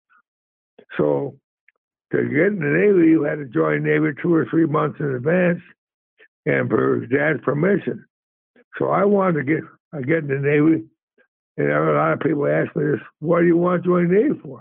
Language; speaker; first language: English; native; English